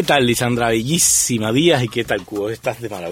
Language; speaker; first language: Spanish; native; Spanish